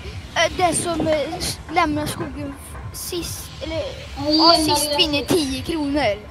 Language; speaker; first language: Swedish; native; Swedish